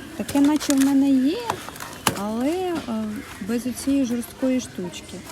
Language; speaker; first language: Ukrainian; non-native, local second language; Russian